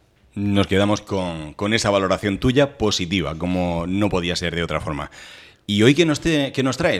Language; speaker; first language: Spanish; native; Spanish